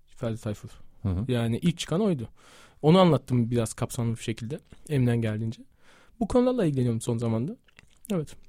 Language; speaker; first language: Turkish; early bilingual, heritage; Turkish